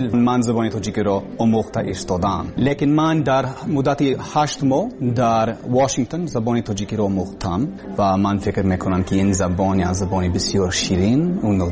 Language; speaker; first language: Persian; non-native, learner; English